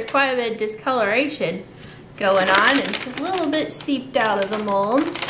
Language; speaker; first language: English; native; English